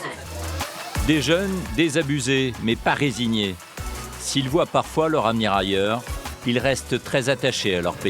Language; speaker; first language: French; native; French